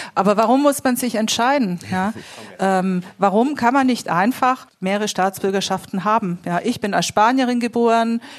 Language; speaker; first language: German; native; German